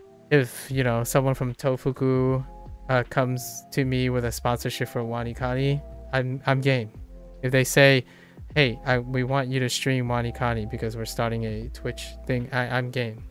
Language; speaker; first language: English; native; English